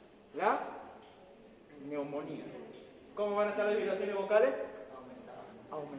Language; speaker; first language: Spanish; native; Spanish